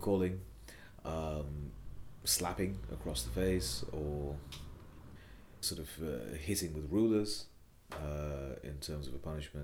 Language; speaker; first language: English; non-native, local second language; Bangla